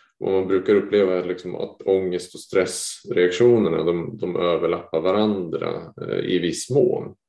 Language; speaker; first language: Swedish; native; Swedish